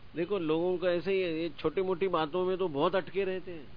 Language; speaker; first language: Hindi; non-native, local second language; Gujarati